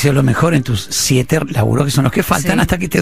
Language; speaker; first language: Spanish; native; Spanish